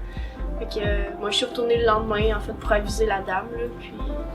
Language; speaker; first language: French; native; French